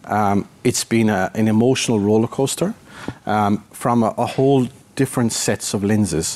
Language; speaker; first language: English; native; English